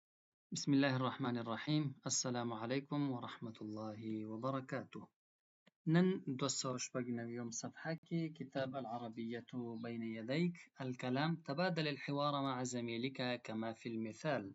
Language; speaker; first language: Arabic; non-native, fluent; Pashto